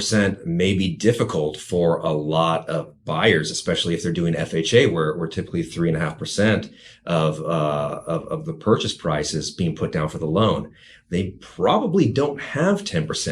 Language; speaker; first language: English; native; English